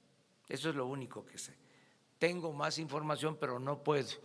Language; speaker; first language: Spanish; native; Spanish